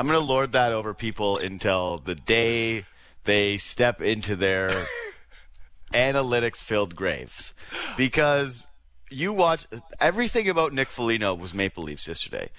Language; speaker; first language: English; native; English